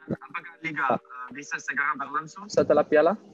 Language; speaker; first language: Indonesian; non-native, learner; Dutch